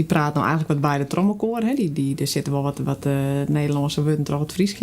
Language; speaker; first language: Dutch; native; Dutch